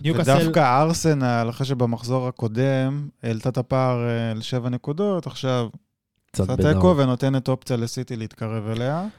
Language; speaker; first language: Hebrew; early bilingual, other home language; Spanish